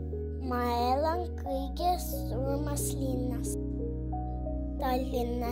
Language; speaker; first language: Finnish; non-native, learner; Estonian